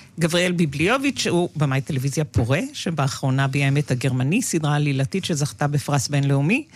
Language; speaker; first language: Hebrew; native; Hebrew